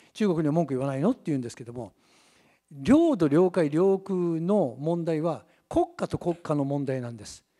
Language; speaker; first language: Japanese; native; Japanese